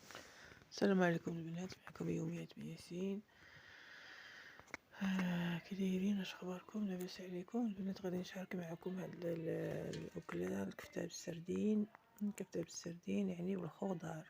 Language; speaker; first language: Arabic; native; Arabic